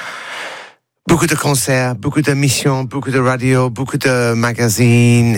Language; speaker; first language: French; non-native, learner; English